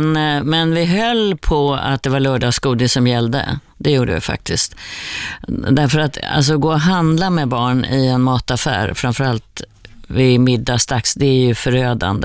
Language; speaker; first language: Swedish; native; Swedish